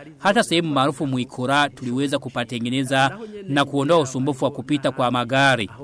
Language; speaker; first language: Swahili; non-native, local second language; Rundi